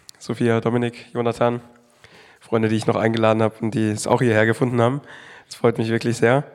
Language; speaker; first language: German; native; German